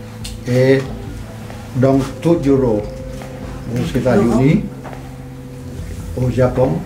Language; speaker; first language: French; non-native, learner; Thai